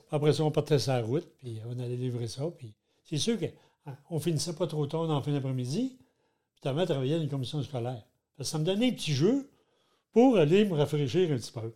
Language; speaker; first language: French; native; French